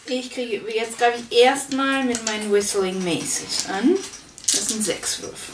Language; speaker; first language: German; native; German